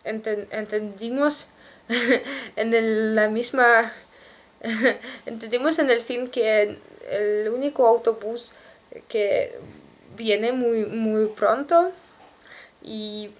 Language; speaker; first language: Spanish; non-native, learner; Russian